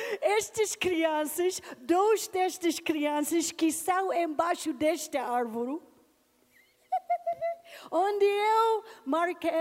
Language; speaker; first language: Portuguese; non-native, learner; English